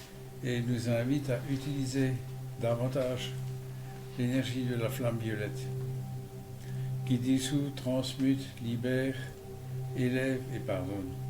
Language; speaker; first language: French; native; French